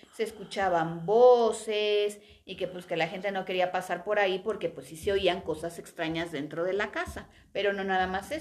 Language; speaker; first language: Spanish; native; Spanish